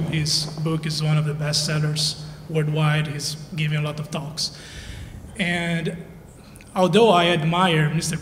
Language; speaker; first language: English; non-native, fluent; Portuguese